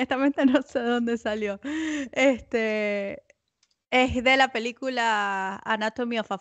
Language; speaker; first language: Spanish; native; Spanish